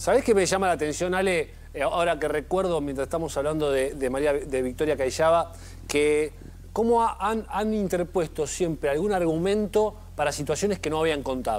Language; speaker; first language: Spanish; native; Spanish